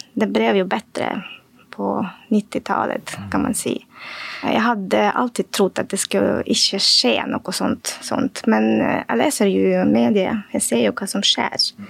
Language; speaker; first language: Norwegian; non-native, fluent; Russian